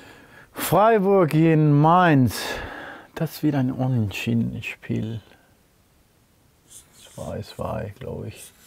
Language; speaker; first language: German; non-native, fluent; Spanish